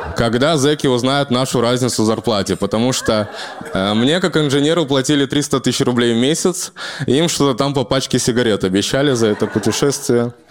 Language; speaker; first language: Russian; native; Russian